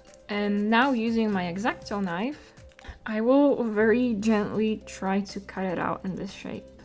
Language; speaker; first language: English; non-native, fluent; Polish